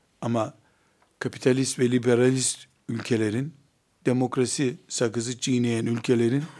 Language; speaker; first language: Turkish; native; Turkish